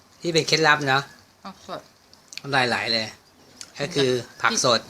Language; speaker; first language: Thai; native; Thai